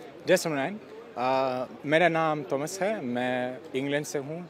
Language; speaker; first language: Hindi; non-native, learner; English